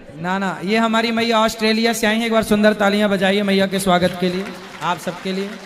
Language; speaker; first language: Hindi; native; Hindi